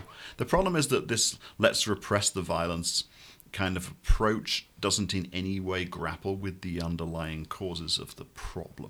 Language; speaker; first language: English; native; English